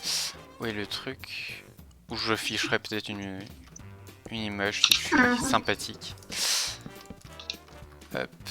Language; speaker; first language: French; native; French